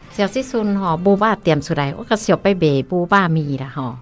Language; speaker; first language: Min Nan Chinese; non-native, learner; Northeastern Thai